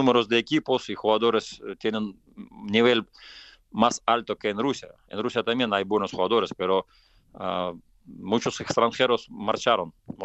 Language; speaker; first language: Spanish; non-native, fluent; Russian